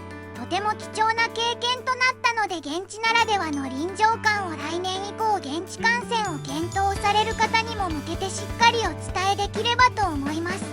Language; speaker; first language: Japanese; native; Japanese